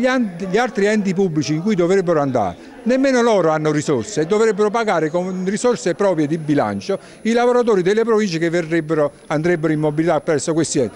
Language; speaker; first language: Italian; native; Italian